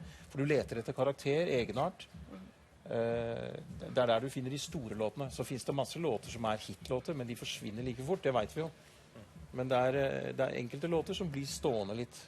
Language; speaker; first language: Norwegian; native; Norwegian